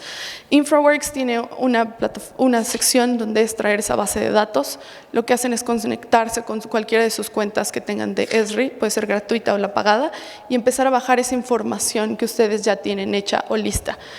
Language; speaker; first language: Spanish; native; Spanish